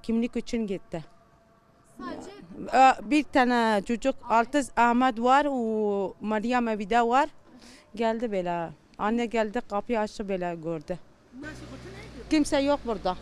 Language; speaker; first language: Turkish; non-native, learner; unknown